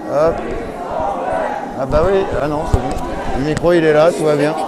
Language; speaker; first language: French; native; French